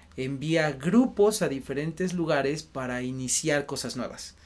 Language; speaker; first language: Spanish; native; Spanish